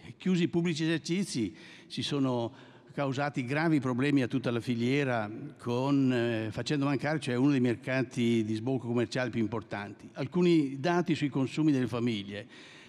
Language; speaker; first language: Italian; native; Italian